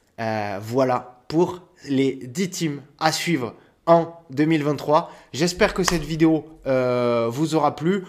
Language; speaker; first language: French; native; French